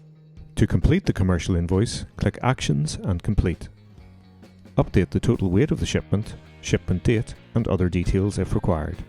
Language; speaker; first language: English; native; English